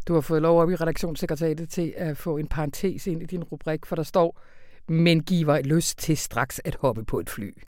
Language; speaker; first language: Danish; native; Danish